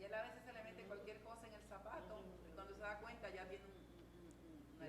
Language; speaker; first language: Spanish; native; Spanish